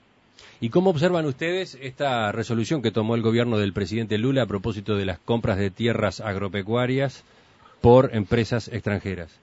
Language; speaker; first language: Spanish; native; Spanish